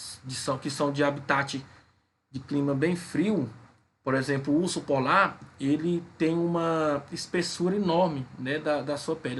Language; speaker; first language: Portuguese; native; Portuguese